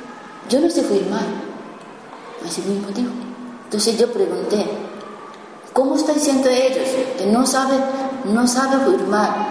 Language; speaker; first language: Spanish; non-native, learner; Japanese